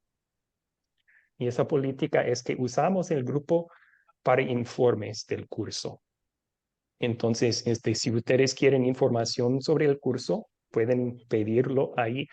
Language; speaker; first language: Spanish; non-native, fluent; English